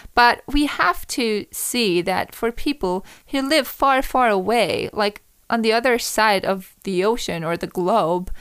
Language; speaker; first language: English; non-native, fluent; German